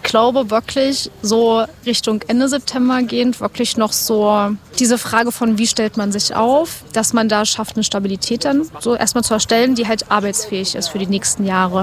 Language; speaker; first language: German; native; German